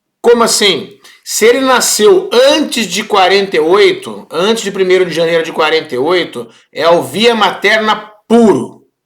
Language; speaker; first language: Portuguese; native; Portuguese